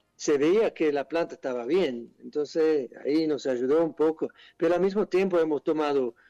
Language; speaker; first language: Spanish; non-native, fluent; German